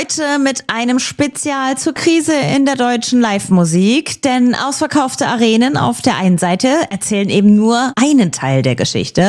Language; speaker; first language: German; native; German